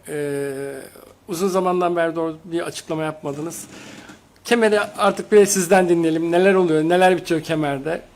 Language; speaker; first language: Turkish; native; Turkish